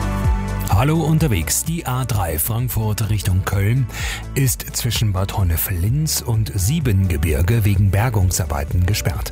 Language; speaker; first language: German; native; German